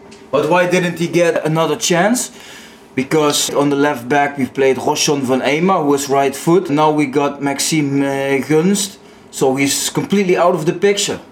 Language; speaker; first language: English; non-native, fluent; Dutch